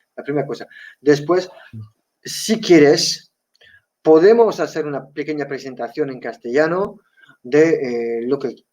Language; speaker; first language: Spanish; non-native, fluent; Basque